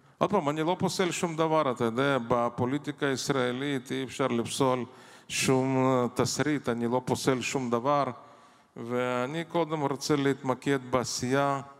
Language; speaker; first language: Hebrew; non-native, fluent; Russian